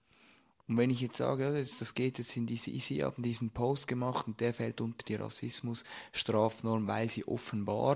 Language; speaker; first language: German; native; German